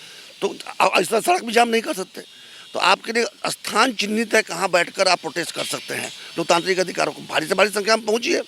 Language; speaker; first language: Hindi; native; Hindi